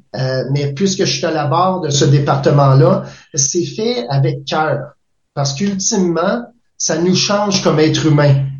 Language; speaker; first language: French; native; French